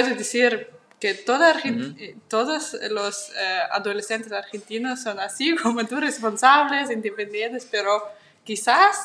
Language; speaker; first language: Spanish; non-native, fluent; Russian